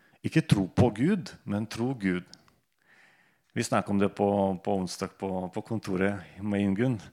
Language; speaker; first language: Norwegian; non-native, fluent; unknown